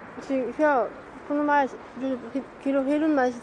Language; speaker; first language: Japanese; non-native, learner; Chinese